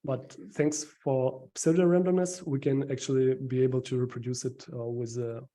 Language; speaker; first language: English; non-native, fluent; Ukrainian